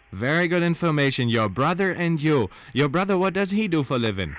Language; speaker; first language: English; non-native, fluent; German